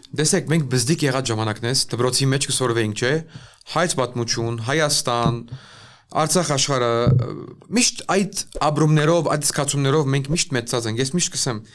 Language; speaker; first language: Armenian; early bilingual, heritage; Armenian